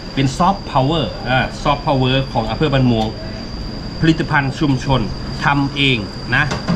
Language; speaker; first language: Thai; native; Thai